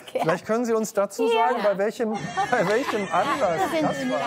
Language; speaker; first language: German; native; German